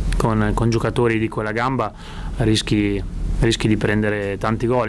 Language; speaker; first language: Italian; native; Italian